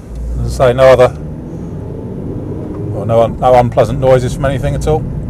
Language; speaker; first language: English; native; English